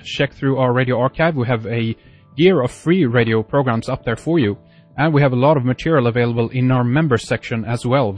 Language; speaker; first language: English; non-native, fluent; Swedish